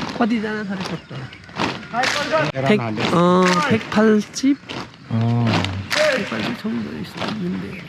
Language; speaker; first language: Korean; non-native, learner; Nepali